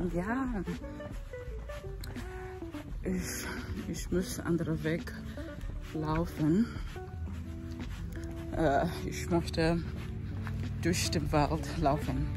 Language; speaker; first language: German; non-native, learner; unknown